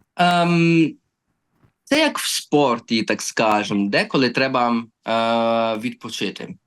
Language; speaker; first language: Ukrainian; early bilingual, heritage; Ukrainian